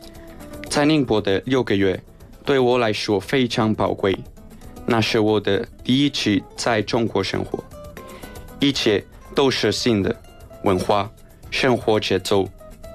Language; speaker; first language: Chinese; non-native, learner; Spanish